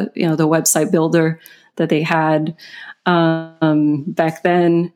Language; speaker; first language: English; non-native, fluent; Portuguese